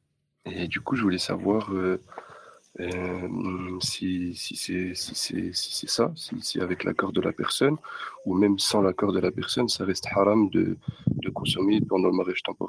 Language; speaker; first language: French; native; French